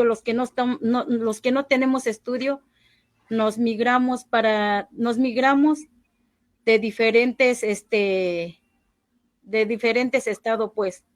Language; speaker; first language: Spanish; non-native, local second language; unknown